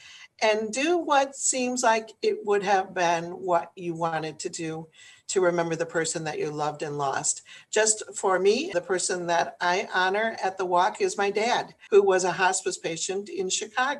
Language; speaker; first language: English; native; English